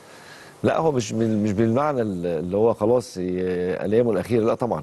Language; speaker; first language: Arabic; native; Arabic